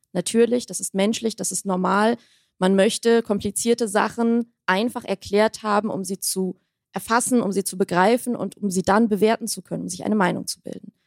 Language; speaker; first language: German; early bilingual, other home language; Armenian